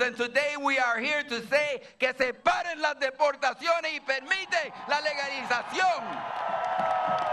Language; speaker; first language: English; early bilingual, other home language; Spanish